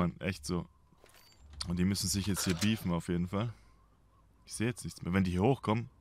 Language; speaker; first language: German; native; German